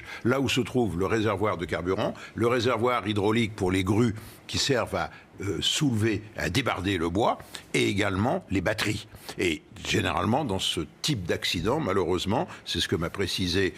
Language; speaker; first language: French; native; French